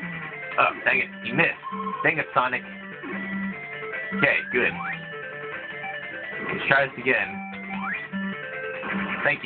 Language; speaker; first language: English; native; English